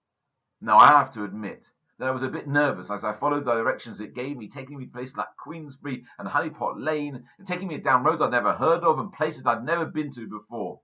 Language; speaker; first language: English; native; English